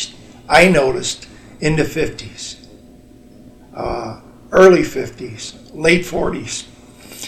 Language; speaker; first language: English; native; English